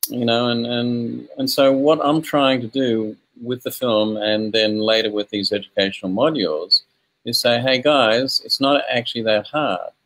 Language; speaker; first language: English; native; English